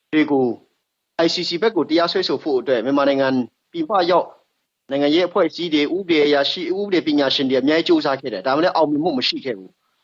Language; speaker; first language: Burmese; non-native, local second language; Kachin